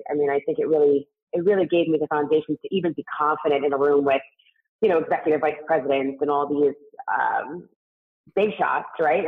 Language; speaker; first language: English; native; English